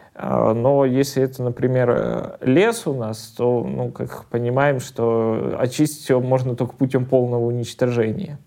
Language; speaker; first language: Russian; native; Russian